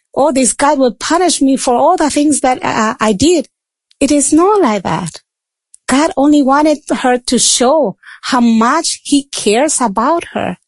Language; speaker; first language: English; non-native, fluent; Spanish